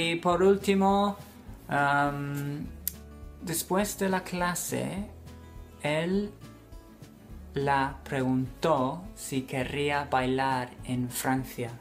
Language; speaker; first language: Spanish; non-native, fluent; English